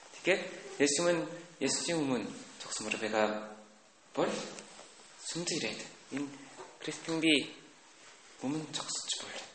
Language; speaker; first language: Mongolian; non-native, learner; Korean